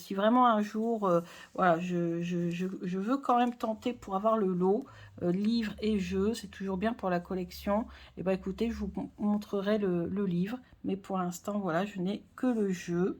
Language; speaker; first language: French; native; French